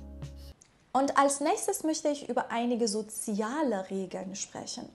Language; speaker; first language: German; non-native, fluent; Persian